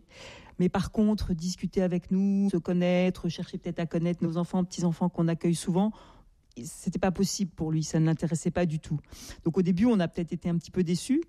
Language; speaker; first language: French; native; French